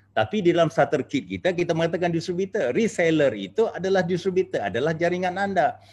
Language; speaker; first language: Malay; native; Malay